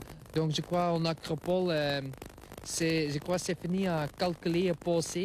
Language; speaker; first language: French; non-native, local second language; Dutch